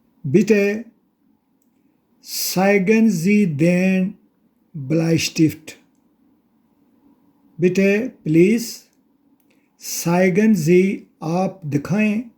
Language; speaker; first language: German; non-native, fluent; Urdu